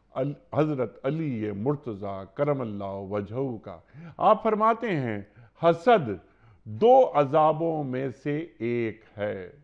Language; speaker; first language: Urdu; native; Urdu